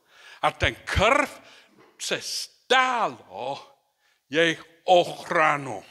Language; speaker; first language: Czech; non-native, learner; English